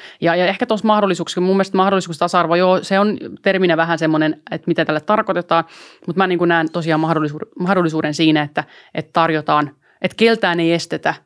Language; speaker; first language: Finnish; early bilingual, other home language; Albanian